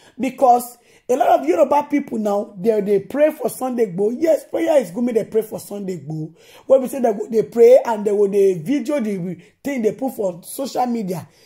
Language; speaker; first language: Nigerian Pidgin; non-native, local second language; Yoruba